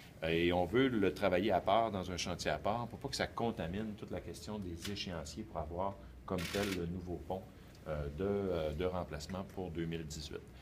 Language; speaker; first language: French; native; French